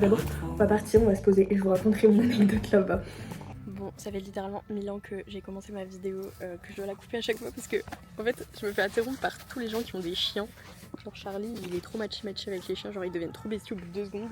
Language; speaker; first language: French; native; French